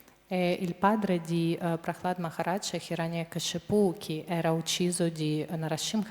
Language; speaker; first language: Italian; non-native, fluent; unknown